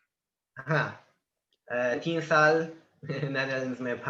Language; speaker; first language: Hindi; non-native, learner; Italian